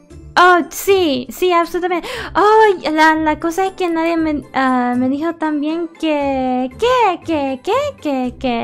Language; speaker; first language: Spanish; early bilingual, heritage; Spanish